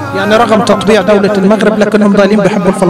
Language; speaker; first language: Arabic; native; Arabic